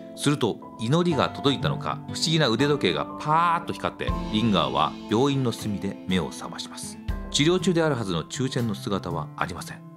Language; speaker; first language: Japanese; native; Japanese